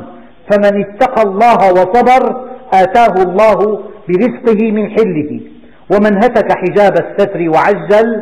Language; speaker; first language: Arabic; native; Arabic